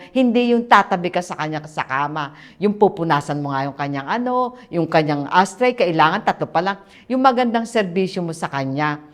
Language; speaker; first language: Filipino; native; Filipino